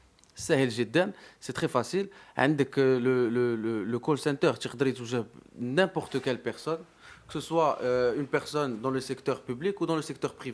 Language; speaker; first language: French; non-native, local second language; Arabic